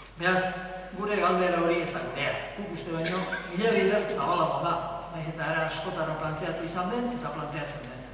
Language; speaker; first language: Basque; native; Basque